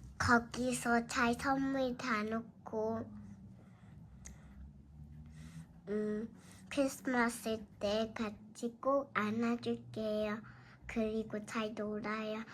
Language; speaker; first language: Korean; early bilingual, heritage; Korean